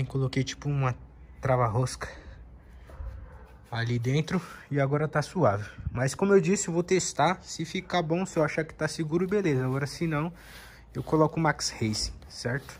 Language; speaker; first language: Portuguese; native; Portuguese